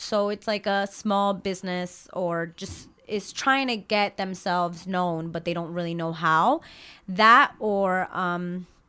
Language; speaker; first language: English; early bilingual, other home language; Spanish